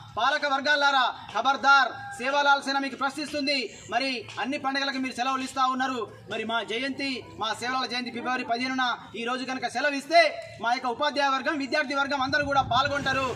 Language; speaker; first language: Telugu; non-native, local second language; Lambadi